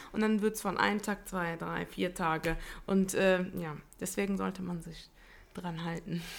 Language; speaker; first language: German; early bilingual, other home language; Italian